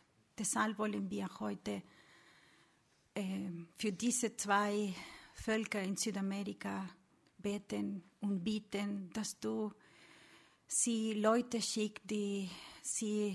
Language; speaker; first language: German; non-native, learner; Spanish